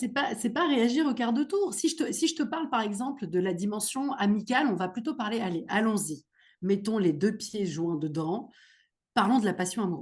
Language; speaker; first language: French; native; French